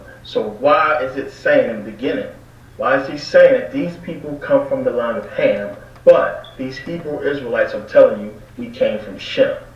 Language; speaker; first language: English; native; English